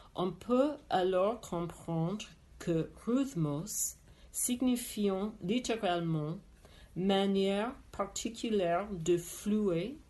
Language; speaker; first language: French; non-native, fluent; English